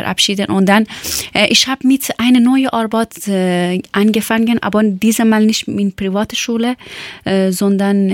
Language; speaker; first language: German; non-native, learner; Persian